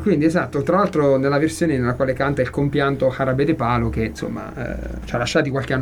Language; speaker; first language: Italian; native; Italian